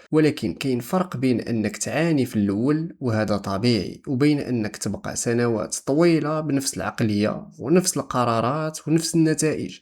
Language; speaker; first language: Arabic; native; Arabic